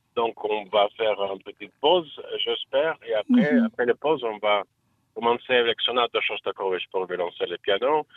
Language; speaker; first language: French; non-native, fluent; English